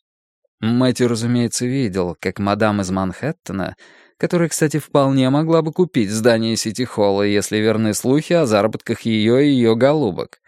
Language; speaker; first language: Russian; native; Russian